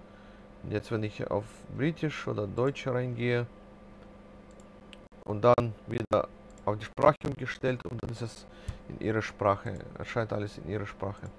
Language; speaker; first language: German; non-native, fluent; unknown